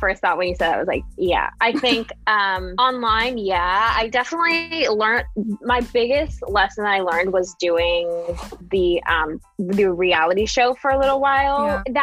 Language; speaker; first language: English; native; English